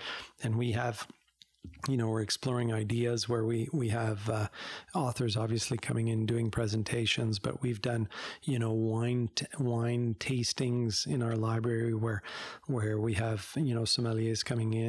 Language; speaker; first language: English; native; English